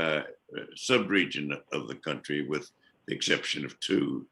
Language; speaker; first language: English; native; English